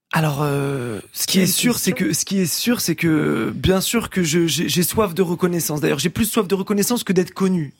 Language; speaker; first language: French; native; French